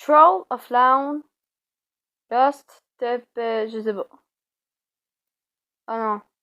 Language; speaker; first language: French; native; French